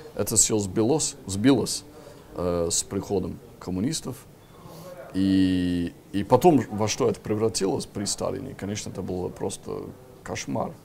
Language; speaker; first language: Russian; non-native, fluent; English